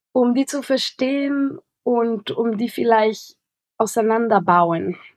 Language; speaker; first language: German; non-native, fluent; Spanish